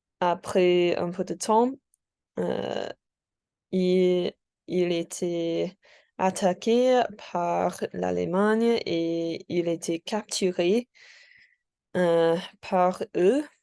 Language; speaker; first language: French; non-native, learner; English